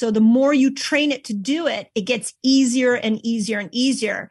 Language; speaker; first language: English; native; English